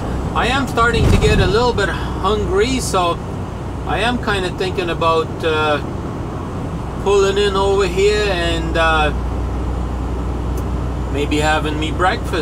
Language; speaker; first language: English; native; English